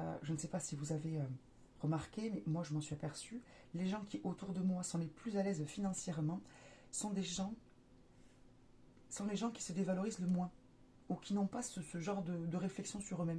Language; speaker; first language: French; native; French